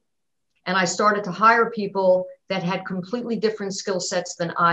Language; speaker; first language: English; native; English